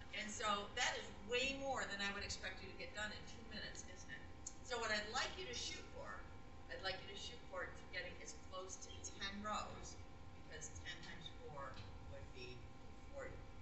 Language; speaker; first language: English; native; English